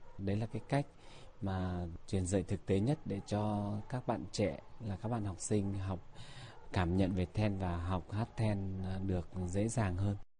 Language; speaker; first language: Vietnamese; non-native, local second language; Tày